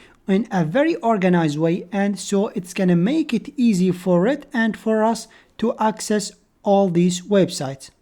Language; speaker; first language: English; non-native, fluent; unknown